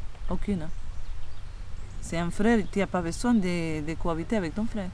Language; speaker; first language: French; non-native, fluent; Spanish